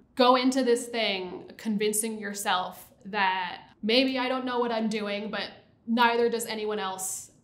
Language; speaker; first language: English; native; English